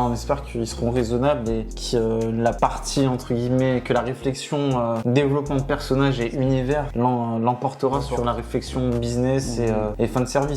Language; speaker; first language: French; native; French